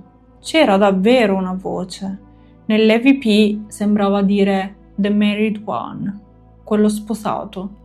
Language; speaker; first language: Italian; native; Italian